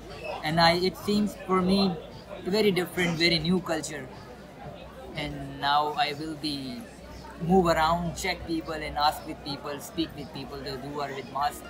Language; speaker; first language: English; non-native, fluent; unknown